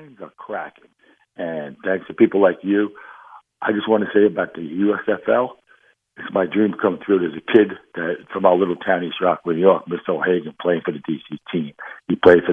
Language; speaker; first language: English; native; English